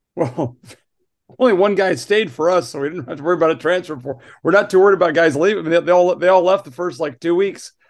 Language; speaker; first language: English; native; English